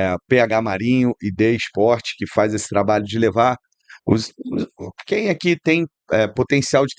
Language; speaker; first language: Portuguese; native; Portuguese